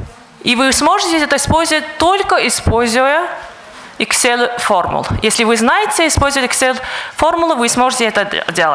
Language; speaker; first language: Russian; non-native, fluent; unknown